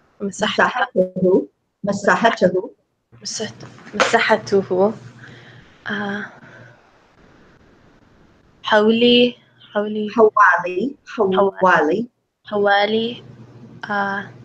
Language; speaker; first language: Arabic; non-native, learner; English